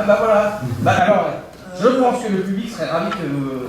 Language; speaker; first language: French; native; French